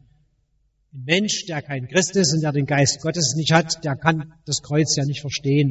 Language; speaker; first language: German; native; German